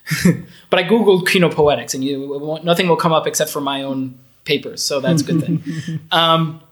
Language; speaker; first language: English; native; English